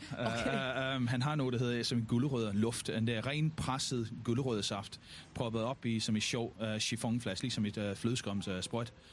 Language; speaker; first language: Danish; non-native, fluent; English